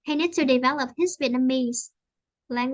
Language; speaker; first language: English; non-native, fluent; Vietnamese